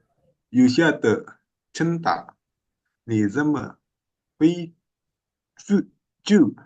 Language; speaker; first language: Chinese; non-native, learner; Indonesian